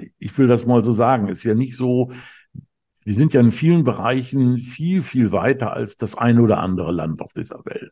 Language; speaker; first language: German; native; German